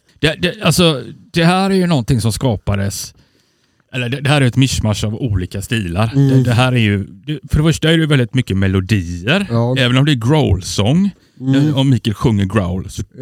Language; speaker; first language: Swedish; native; Swedish